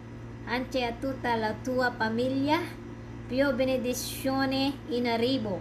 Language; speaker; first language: Italian; non-native, learner; Filipino